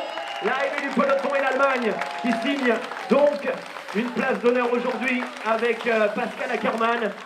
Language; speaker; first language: French; native; French